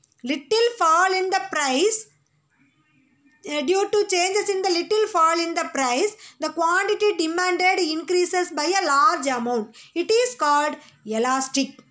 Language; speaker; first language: English; non-native, local second language; Tamil